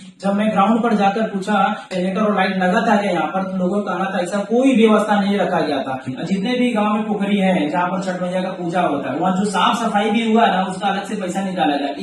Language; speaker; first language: Hindi; native; Hindi